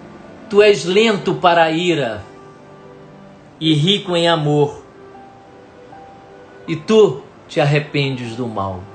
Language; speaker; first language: Portuguese; native; Portuguese